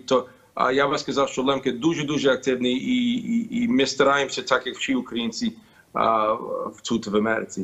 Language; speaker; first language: Ukrainian; early bilingual, heritage; Ukrainian